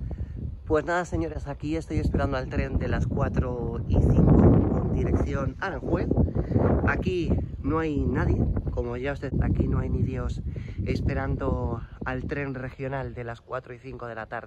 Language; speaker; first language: Spanish; native; Spanish